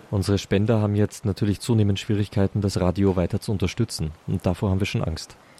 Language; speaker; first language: German; native; German